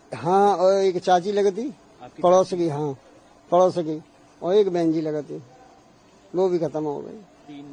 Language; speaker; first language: Hindi; native; Hindi